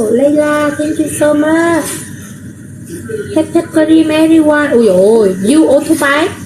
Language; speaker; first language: English; non-native, learner; Vietnamese